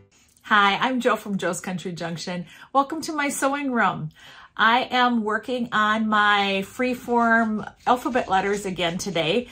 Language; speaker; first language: English; native; English